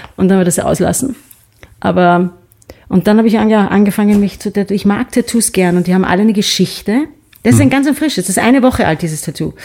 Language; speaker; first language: German; early bilingual, other home language; English